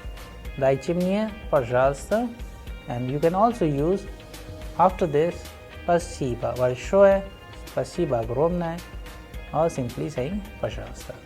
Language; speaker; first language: Russian; non-native, fluent; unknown